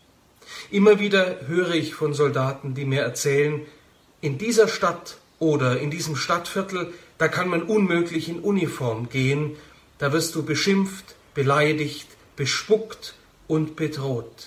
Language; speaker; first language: German; native; German